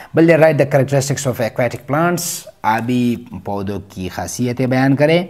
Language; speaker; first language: Urdu; non-native, local second language; Pashto